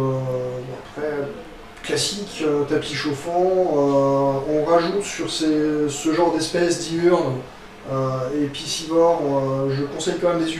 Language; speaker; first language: French; native; French